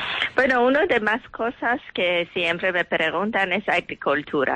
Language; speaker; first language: Spanish; non-native, learner; Persian